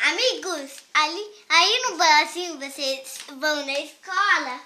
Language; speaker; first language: Portuguese; early bilingual, heritage; Portuguese